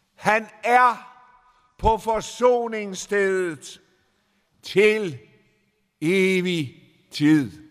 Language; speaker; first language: Danish; native; Danish